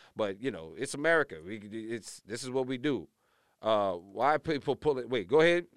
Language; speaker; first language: English; native; English